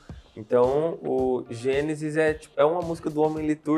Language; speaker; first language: Portuguese; native; Portuguese